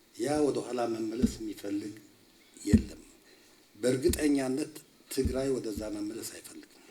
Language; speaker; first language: Amharic; non-native, local second language; Tigrinya